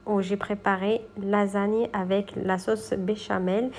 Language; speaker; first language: French; non-native, local second language; Arabic